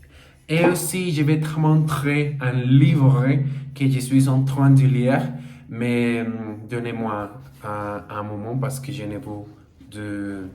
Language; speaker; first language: French; non-native, learner; Portuguese